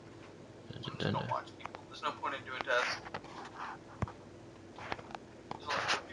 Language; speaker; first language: English; native; English